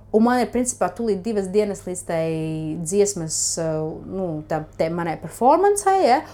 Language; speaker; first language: Latvian; native; Latvian